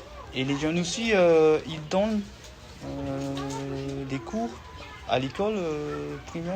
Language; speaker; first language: French; non-native, local second language; Malagasy